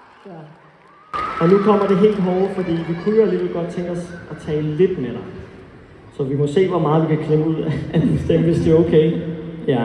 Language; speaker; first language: Danish; native; Danish